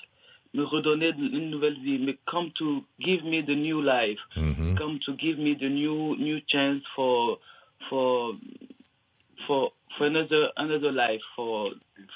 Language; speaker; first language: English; non-native, learner; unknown